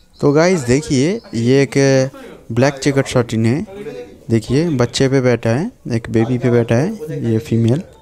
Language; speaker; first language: Hindi; non-native, local second language; Bangla